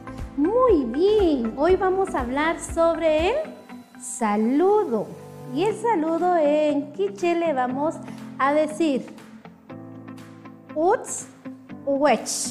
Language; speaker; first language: Spanish; non-native, local second language; Kʼicheʼ